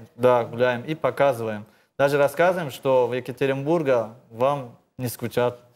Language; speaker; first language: Russian; non-native, learner; Tajik